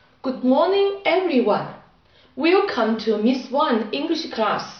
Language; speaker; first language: English; non-native, learner; Chinese